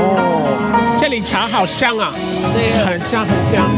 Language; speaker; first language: Chinese; non-native, fluent; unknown